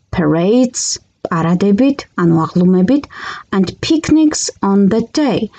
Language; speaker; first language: English; non-native, fluent; Georgian